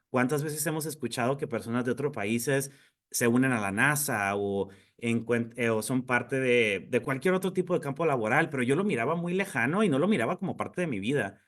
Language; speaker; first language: Spanish; native; Spanish